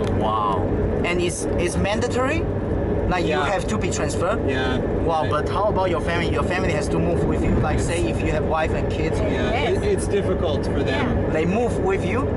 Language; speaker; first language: English; non-native, fluent; Chinese